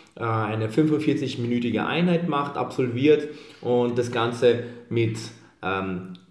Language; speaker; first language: German; early bilingual, other home language; Serbian